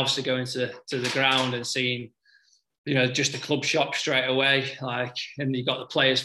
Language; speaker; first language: English; native; English